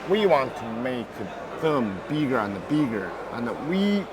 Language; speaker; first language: English; non-native, learner; Chinese